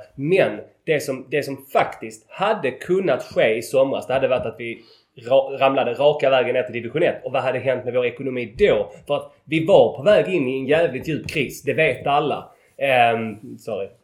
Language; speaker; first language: Swedish; native; Swedish